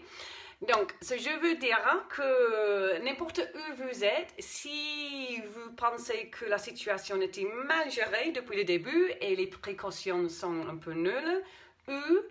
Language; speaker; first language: French; non-native, fluent; English